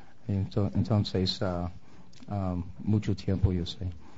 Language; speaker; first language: Spanish; non-native, learner; English